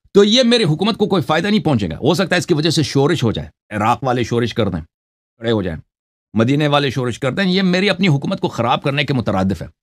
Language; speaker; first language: Urdu; non-native, local second language; Balti